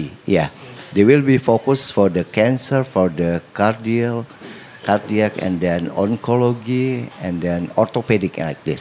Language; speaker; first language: English; non-native, learner; Indonesian